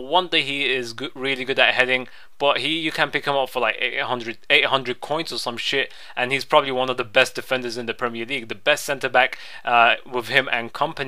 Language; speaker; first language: English; native; English